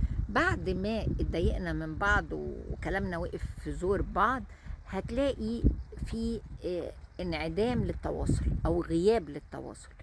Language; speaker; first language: Arabic; native; Arabic